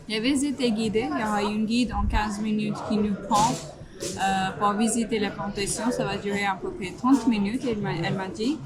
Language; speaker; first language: French; non-native, fluent; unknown